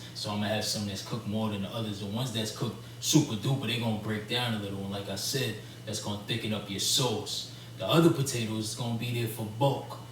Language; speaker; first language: English; native; English